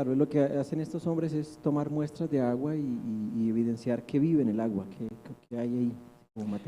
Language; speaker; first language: Spanish; native; Spanish